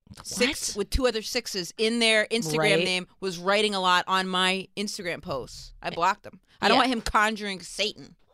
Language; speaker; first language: English; native; English